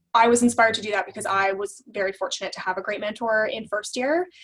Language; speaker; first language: English; native; English